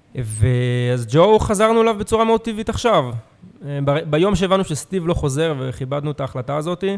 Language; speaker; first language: Hebrew; native; Hebrew